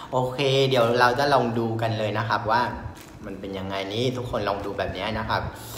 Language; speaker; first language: Thai; non-native, fluent; Vietnamese